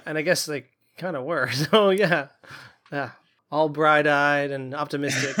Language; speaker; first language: English; native; English